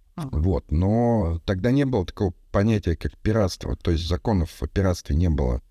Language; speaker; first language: Russian; native; Russian